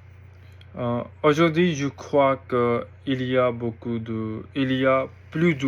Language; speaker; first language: French; non-native, learner; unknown